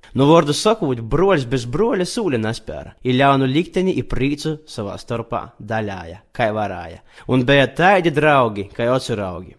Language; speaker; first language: Latvian; native; Latvian